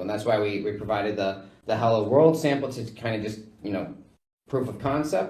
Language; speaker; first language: English; native; English